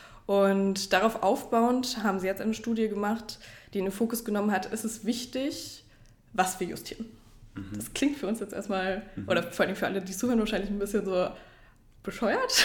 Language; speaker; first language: German; native; German